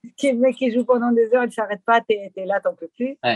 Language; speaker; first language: French; non-native, fluent; Spanish